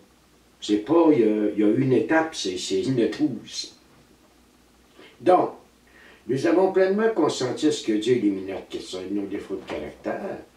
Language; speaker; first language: French; native; French